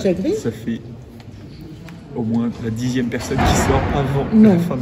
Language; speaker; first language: French; native; French